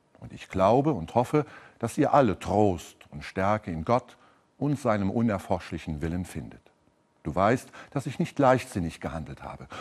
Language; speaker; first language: German; native; German